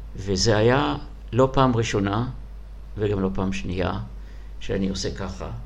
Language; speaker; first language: Hebrew; non-native, fluent; Russian